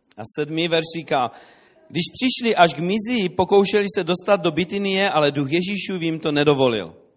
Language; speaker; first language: Czech; native; Czech